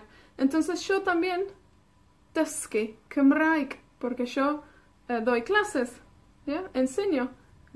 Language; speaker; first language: Spanish; non-native, fluent; Welsh